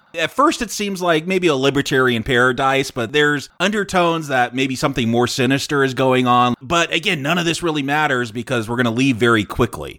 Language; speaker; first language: English; native; English